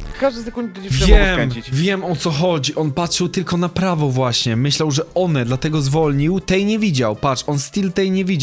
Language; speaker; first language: Polish; native; Polish